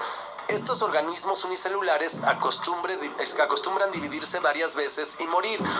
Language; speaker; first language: Spanish; native; Spanish